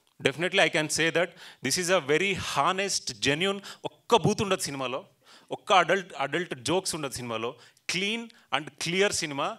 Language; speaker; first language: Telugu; native; Telugu